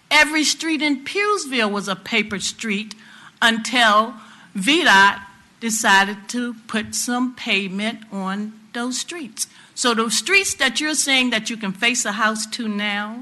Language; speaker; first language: English; native; English